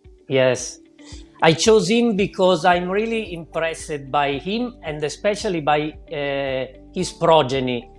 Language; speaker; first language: English; non-native, learner; Italian